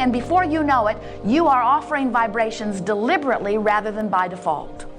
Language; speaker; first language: English; native; English